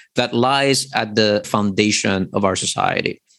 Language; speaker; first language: English; early bilingual, other home language; Spanish